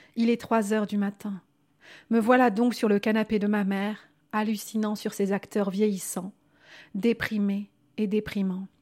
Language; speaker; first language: French; native; French